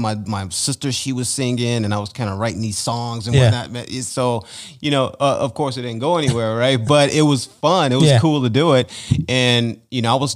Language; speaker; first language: English; native; English